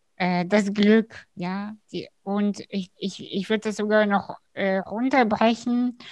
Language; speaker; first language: German; early bilingual, other home language; Russian